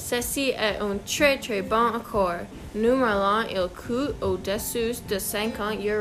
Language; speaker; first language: French; non-native, learner; English